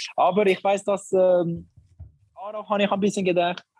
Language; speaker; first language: German; non-native, learner; Albanian